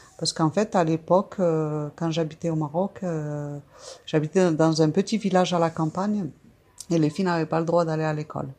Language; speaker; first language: French; early bilingual, other home language; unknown